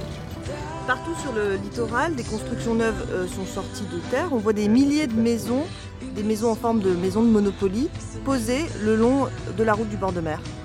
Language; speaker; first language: French; native; French